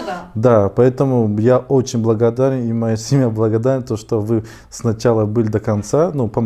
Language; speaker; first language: Russian; non-native, fluent; Tajik